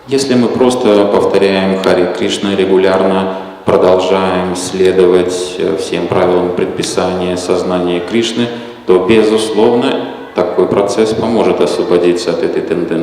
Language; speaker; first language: Russian; native; Russian